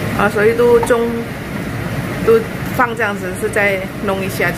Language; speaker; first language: Chinese; non-native, learner; Indonesian